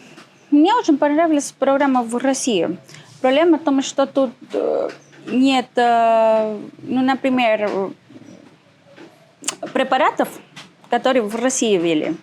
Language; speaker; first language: Russian; non-native, learner; Spanish